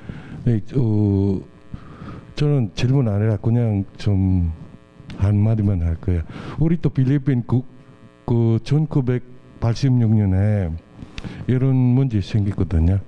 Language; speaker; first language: Korean; non-native, learner; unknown